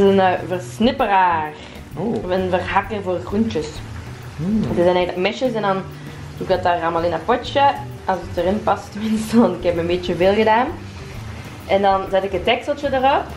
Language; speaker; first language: Dutch; native; Dutch